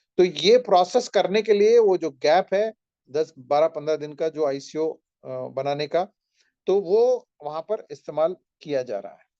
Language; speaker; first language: Hindi; non-native, local second language; Marathi